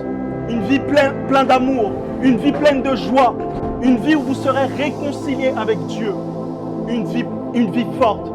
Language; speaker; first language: French; native; French